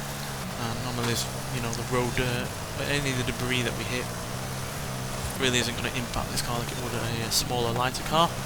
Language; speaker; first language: English; native; English